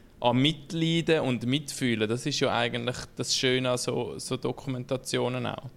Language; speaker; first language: German; native; German